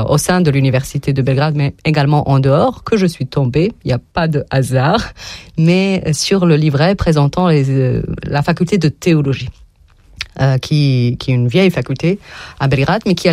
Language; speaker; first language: French; non-native, fluent; Serbian